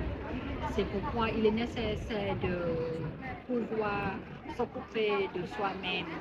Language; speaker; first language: French; non-native, learner; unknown